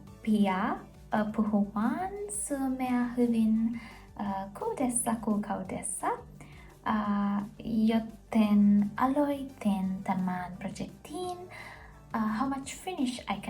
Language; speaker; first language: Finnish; non-native, learner; Sinhala